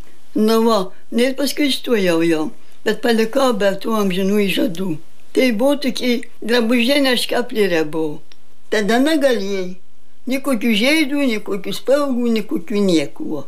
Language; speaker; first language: Lithuanian; native; Lithuanian